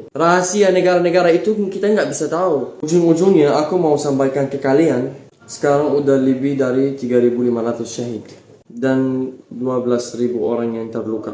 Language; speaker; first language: Indonesian; non-native, fluent; Arabic